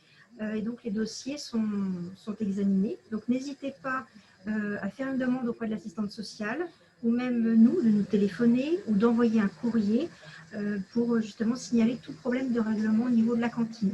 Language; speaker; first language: French; native; French